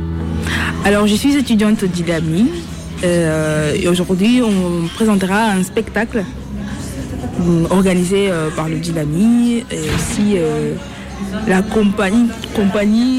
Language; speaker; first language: French; non-native, fluent; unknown